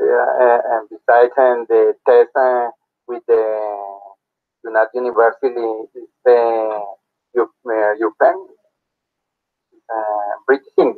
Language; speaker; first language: English; non-native, learner; Spanish